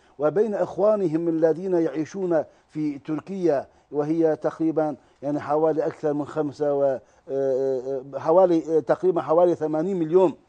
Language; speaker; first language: Arabic; non-native, fluent; Turkish